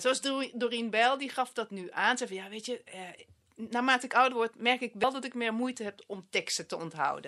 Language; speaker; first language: Dutch; native; Dutch